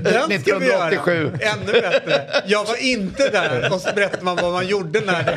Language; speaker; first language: Swedish; native; Swedish